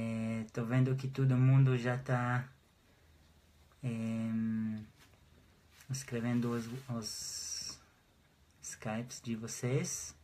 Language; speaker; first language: Portuguese; non-native, fluent; Hebrew